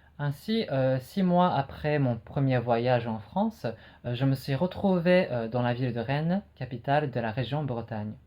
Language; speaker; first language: French; non-native, fluent; Japanese